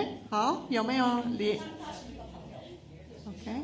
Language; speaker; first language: Chinese; non-native, local second language; English